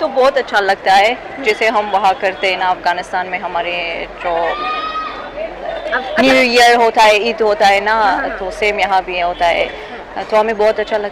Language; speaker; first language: Hindi; non-native, fluent; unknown